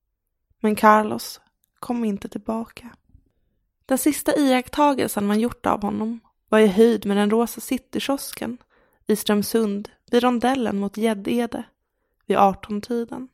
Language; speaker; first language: Swedish; native; Swedish